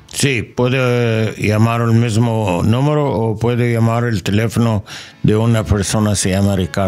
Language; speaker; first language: Spanish; non-native, fluent; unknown